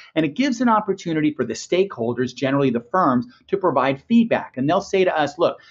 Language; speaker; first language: English; native; English